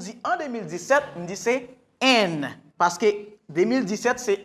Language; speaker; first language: French; non-native, local second language; Haitian Creole